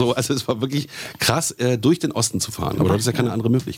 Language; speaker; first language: German; native; German